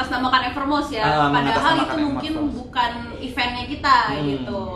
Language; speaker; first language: Indonesian; native; Indonesian